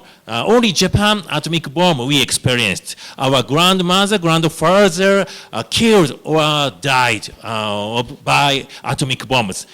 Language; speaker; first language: English; non-native, learner; Japanese